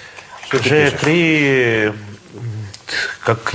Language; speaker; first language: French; non-native, learner; Russian